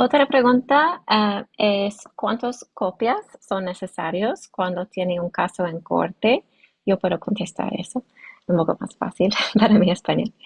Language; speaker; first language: Spanish; non-native, learner; English